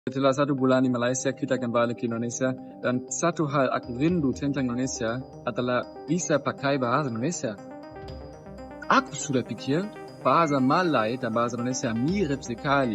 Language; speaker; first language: Indonesian; non-native, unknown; German